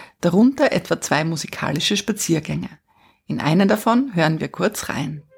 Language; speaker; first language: German; native; German